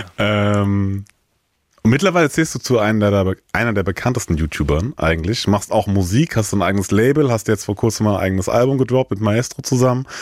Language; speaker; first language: German; native; German